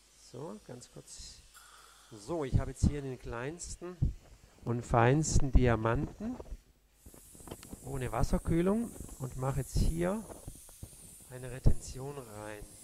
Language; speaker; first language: German; native; German